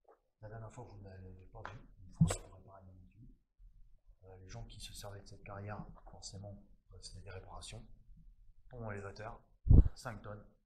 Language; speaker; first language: French; native; French